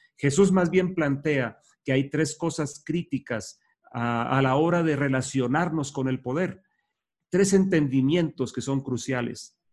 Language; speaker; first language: Spanish; native; Spanish